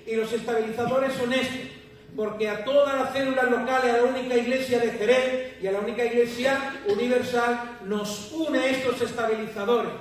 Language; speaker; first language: Spanish; native; Spanish